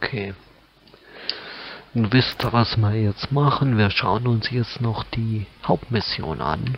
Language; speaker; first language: German; native; German